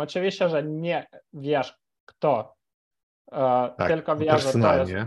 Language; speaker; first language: Polish; non-native, fluent; Ukrainian